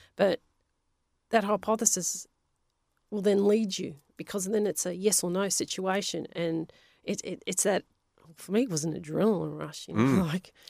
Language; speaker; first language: English; non-native, local second language; Polish